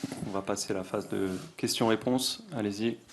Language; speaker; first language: French; native; French